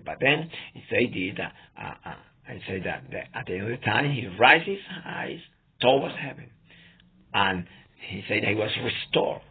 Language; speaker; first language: English; non-native, fluent; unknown